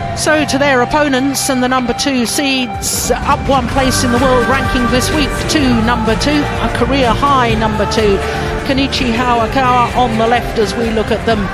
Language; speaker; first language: English; native; English